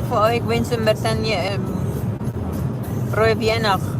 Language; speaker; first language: German; non-native, fluent; Cebuano